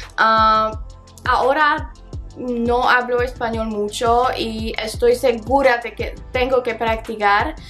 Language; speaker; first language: Spanish; non-native, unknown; Polish